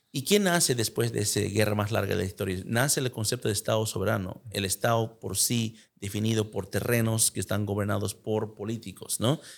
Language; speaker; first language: Spanish; early bilingual, heritage; Spanish